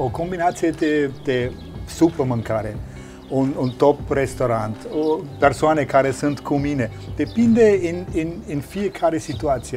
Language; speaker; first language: Romanian; non-native, learner; German